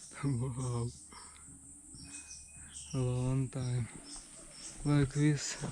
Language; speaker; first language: English; non-native, learner; Russian